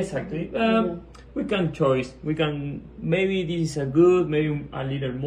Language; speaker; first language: English; non-native, learner; Spanish